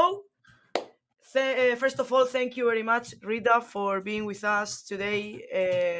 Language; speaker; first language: English; non-native, fluent; Spanish